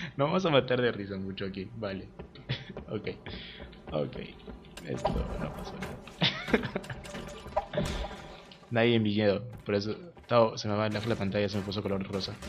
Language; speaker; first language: Spanish; native; Spanish